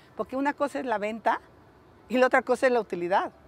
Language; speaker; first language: Spanish; native; Spanish